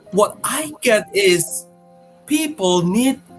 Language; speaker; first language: English; non-native, fluent; Indonesian